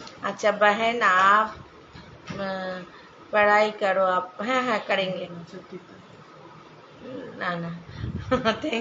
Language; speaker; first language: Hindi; non-native, local second language; Bangla